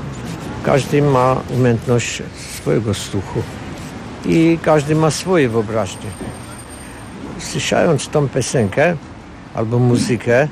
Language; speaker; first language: Polish; non-native, learner; Armenian